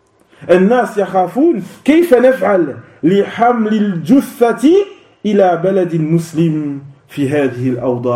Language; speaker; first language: Arabic; non-native, fluent; French